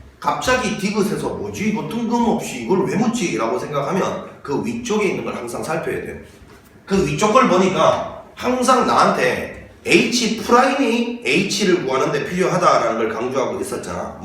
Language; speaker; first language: Korean; native; Korean